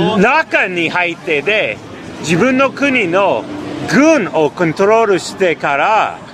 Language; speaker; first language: Japanese; non-native, fluent; Persian